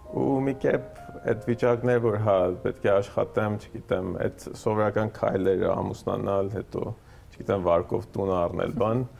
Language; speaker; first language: Armenian; early bilingual, heritage; Armenian